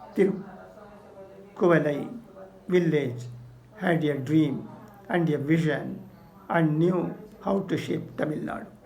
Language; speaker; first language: English; non-native, local second language; Urdu